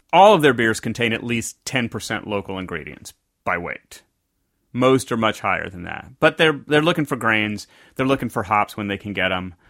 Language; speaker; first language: English; native; English